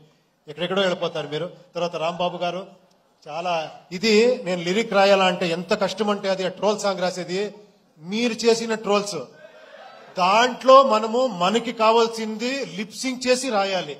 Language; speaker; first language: Telugu; non-native, local second language; Kannada